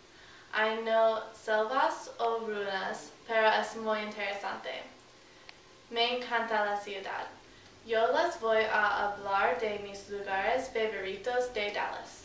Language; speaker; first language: Spanish; non-native, learner; English